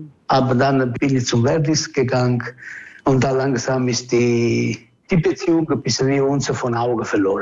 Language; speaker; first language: German; non-native, learner; Italian